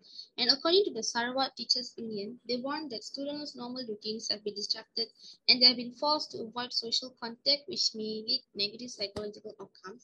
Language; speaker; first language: English; non-native, local second language; Malay